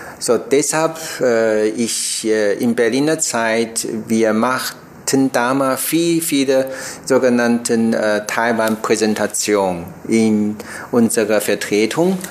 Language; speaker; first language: German; non-native, learner; Chinese